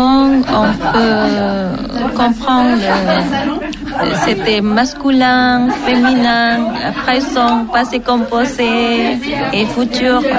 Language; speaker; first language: French; non-native, learner; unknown